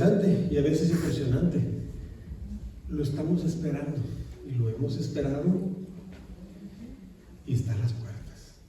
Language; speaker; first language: Spanish; native; Spanish